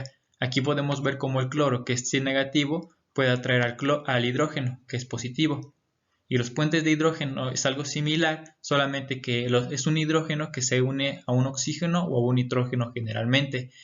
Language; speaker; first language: Spanish; native; Spanish